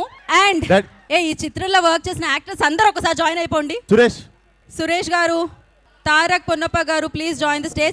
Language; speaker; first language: Telugu; native; Telugu